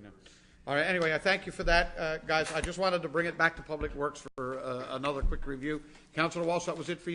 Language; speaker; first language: English; native; English